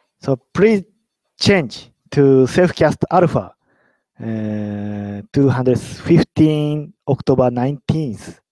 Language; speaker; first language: English; non-native, learner; Japanese